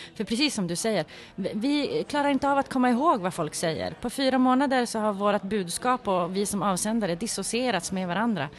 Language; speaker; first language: Swedish; native; Swedish